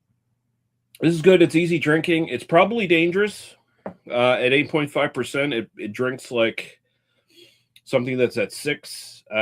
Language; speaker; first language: English; native; English